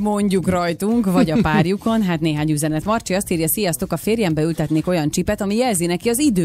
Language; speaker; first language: Hungarian; native; Hungarian